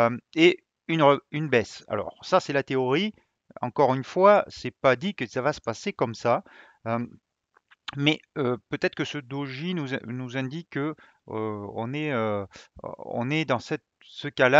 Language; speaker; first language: French; native; French